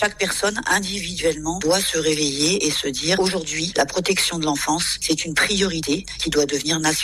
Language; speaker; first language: French; native; French